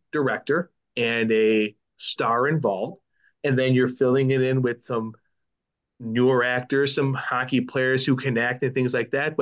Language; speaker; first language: English; native; English